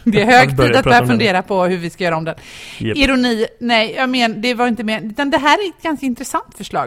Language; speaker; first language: Swedish; native; Swedish